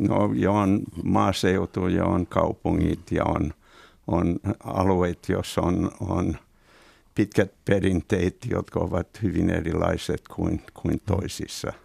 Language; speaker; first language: Finnish; non-native, fluent; English